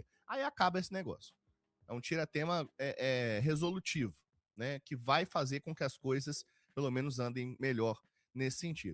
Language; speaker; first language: Portuguese; native; Portuguese